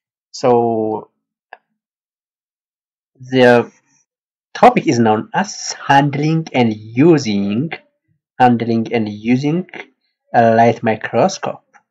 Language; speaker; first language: English; non-native, local second language; Amharic